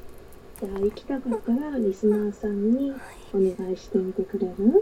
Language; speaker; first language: Japanese; native; Japanese